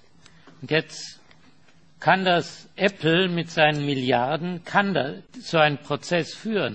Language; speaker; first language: German; non-native, fluent; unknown